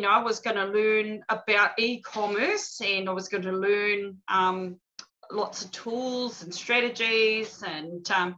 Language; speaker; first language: English; native; English